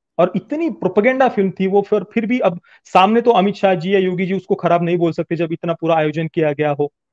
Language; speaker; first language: Hindi; native; Hindi